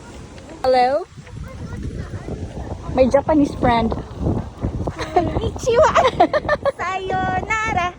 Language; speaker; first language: English; non-native, local second language; Cebuano